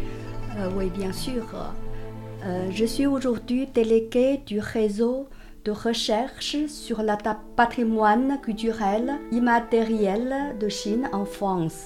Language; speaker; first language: French; non-native, fluent; Chinese